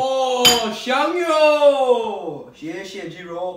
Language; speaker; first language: Chinese; non-native, learner; English